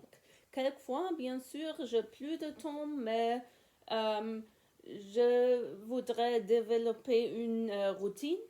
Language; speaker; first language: French; non-native, learner; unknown